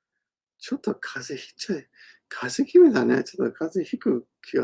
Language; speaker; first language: Japanese; non-native, fluent; English